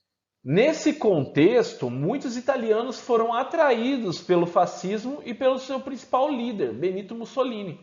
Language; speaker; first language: Portuguese; native; Portuguese